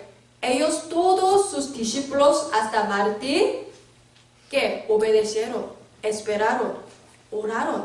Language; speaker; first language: Spanish; non-native, learner; Korean